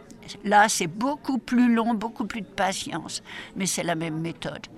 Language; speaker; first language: French; native; French